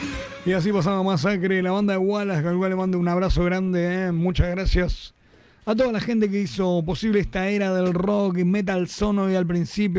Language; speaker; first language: Spanish; native; Spanish